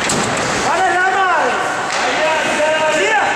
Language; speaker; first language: Russian; native; Russian